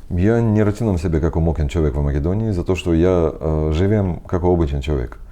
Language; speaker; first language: Macedonian; non-native, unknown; Russian